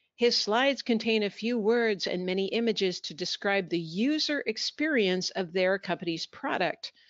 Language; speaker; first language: English; native; English